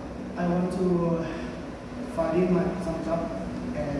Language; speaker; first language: English; non-native, learner; Thai